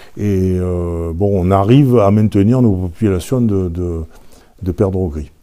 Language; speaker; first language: French; native; French